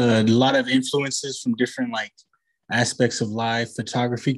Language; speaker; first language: English; native; English